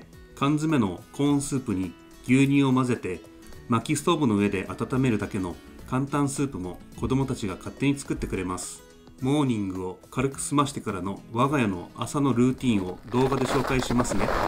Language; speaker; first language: Japanese; native; Japanese